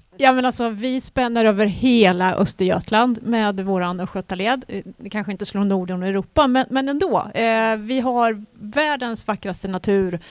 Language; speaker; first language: Swedish; native; Swedish